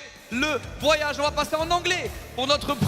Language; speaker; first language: French; native; French